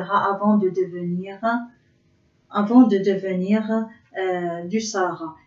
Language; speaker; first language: French; non-native, local second language; Arabic